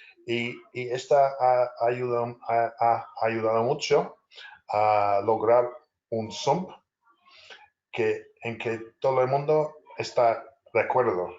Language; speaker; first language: Spanish; non-native, fluent; English